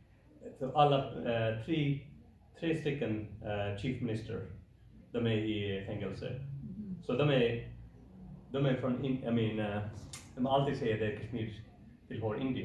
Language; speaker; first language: Swedish; non-native, learner; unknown